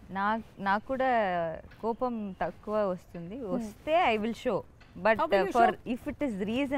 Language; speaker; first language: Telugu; non-native, local second language; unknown